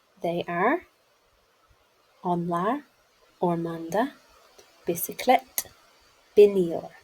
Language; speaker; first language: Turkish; non-native, learner; English